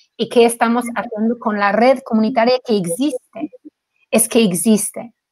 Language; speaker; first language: Spanish; non-native, fluent; English